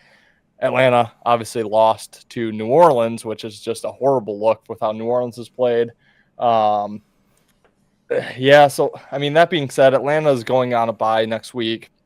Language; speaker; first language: English; native; English